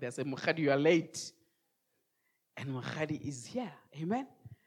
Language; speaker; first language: English; non-native, local second language; Tswana